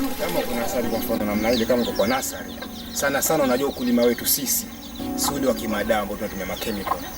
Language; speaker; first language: Swahili; non-native, local second language; Giryama